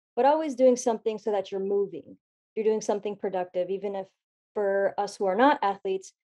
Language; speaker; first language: English; native; English